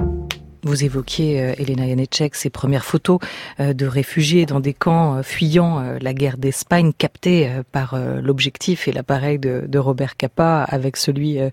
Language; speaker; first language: French; native; French